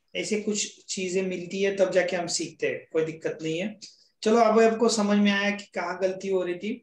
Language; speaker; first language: Hindi; non-native, local second language; Marathi